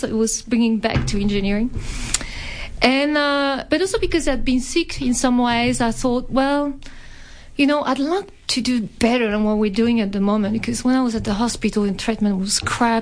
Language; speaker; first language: English; non-native, fluent; French